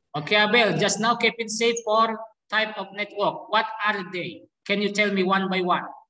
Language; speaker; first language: English; non-native, learner; Indonesian